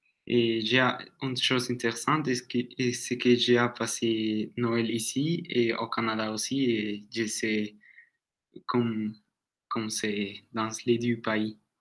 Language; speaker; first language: French; non-native, learner; Spanish